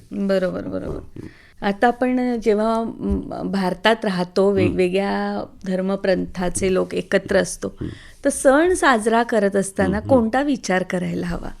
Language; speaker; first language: Marathi; native; Marathi